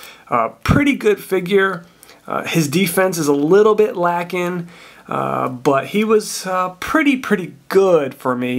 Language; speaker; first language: English; native; English